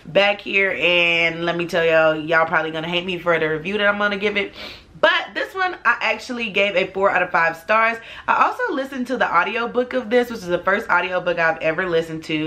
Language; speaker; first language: English; native; English